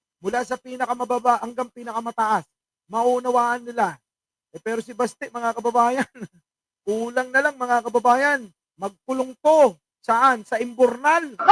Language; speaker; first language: Filipino; non-native, local second language; Iloko